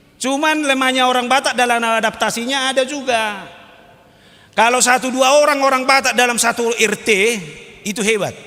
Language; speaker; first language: Indonesian; non-native, local second language; Batak Toba